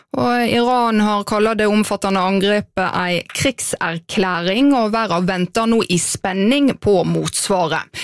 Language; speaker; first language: Norwegian; native; Norwegian